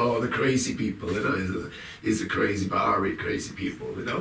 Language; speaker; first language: English; non-native, learner; German